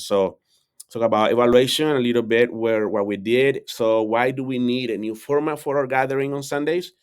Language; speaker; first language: English; non-native, fluent; Spanish